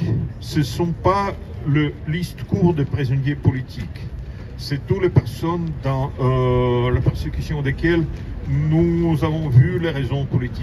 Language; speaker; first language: French; non-native, learner; Russian